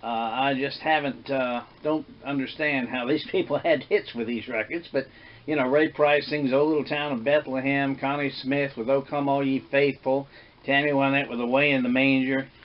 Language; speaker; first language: English; native; English